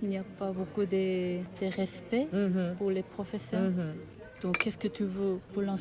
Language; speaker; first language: French; non-native, learner; Korean